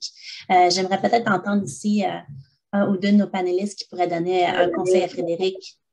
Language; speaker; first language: French; native; French